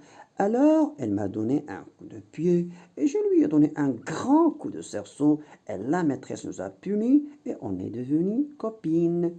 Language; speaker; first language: French; non-native, local second language; Arabic